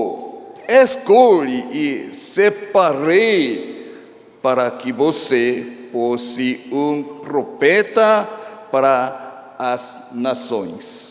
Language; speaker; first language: Portuguese; non-native, fluent; Korean